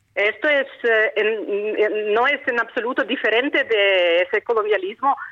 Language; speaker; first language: Spanish; non-native, fluent; Ukrainian